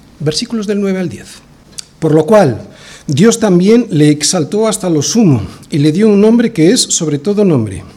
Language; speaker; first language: Spanish; native; Spanish